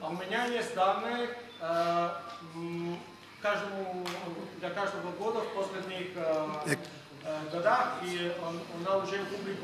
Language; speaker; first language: Russian; non-native, fluent; Catalan